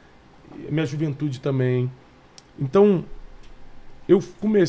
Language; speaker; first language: Portuguese; native; Portuguese